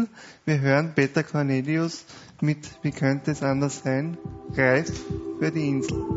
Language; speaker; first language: German; native; German